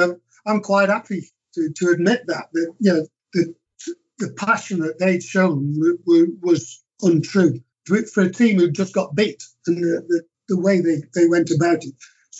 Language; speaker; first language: English; native; English